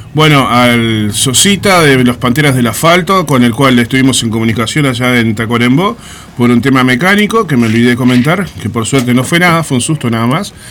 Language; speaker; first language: Spanish; native; Spanish